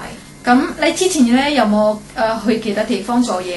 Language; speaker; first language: Cantonese; native; Cantonese